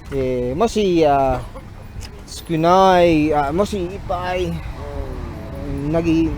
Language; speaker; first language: Japanese; non-native, learner; English